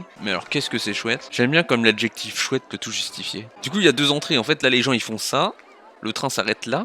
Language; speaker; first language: French; native; French